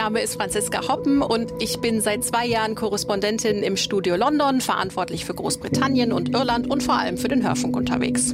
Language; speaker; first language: German; native; German